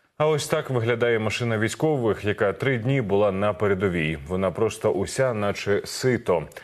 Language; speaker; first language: Ukrainian; native; Ukrainian